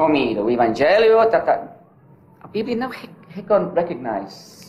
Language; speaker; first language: Portuguese; non-native, learner; English